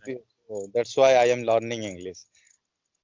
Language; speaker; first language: English; non-native, learner; Odia